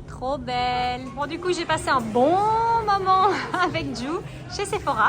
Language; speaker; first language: French; native; French